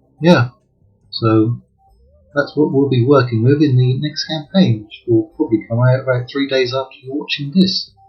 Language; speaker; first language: English; native; English